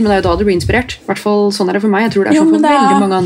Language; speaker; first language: Norwegian; native; Norwegian